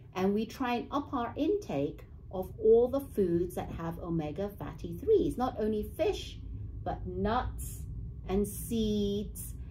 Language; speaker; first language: English; native; English